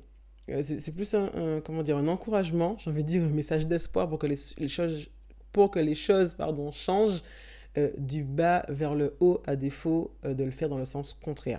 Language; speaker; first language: French; native; French